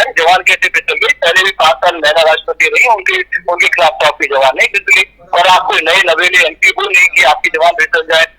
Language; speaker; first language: Hindi; native; Hindi